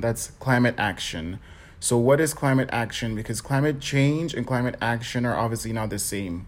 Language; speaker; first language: English; native; English